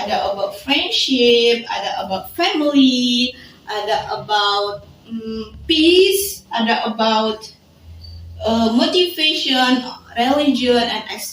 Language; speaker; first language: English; non-native, learner; Indonesian